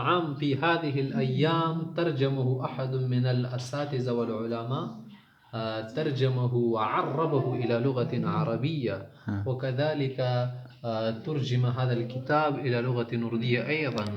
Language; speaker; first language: Arabic; non-native, fluent; Urdu